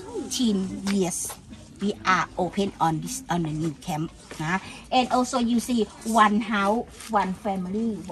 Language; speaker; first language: English; non-native, learner; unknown